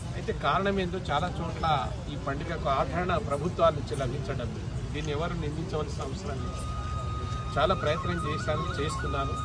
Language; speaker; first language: Telugu; non-native, local second language; Lambadi